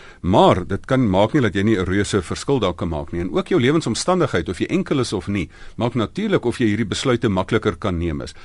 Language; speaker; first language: Afrikaans; native; Afrikaans